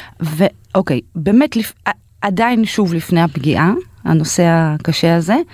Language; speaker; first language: Hebrew; native; Hebrew